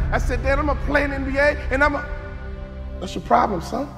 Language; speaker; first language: English; native; English